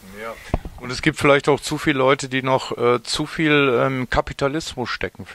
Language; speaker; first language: German; native; German